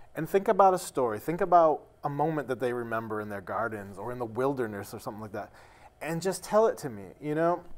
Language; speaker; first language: English; native; English